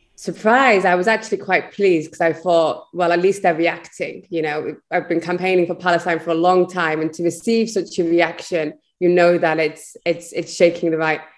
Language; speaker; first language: English; native; English